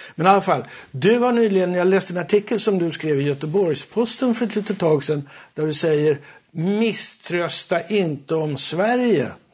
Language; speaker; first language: Swedish; native; Swedish